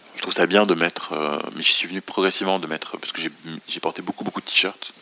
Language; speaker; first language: French; non-native, local second language; Arabic